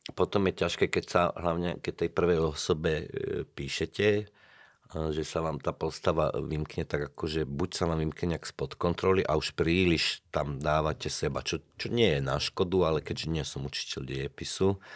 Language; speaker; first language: Slovak; native; Slovak